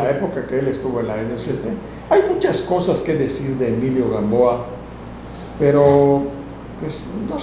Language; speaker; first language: Spanish; native; Spanish